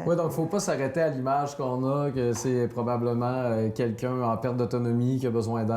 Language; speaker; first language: French; native; French